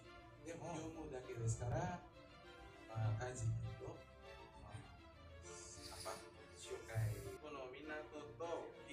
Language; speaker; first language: Japanese; non-native, learner; Indonesian